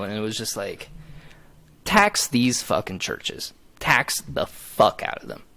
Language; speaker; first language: English; native; English